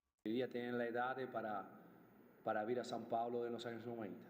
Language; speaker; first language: Portuguese; non-native, fluent; Spanish